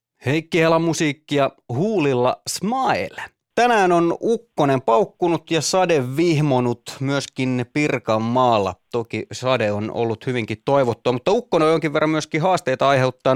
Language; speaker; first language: Finnish; native; Finnish